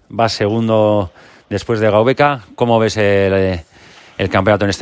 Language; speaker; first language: Spanish; native; Spanish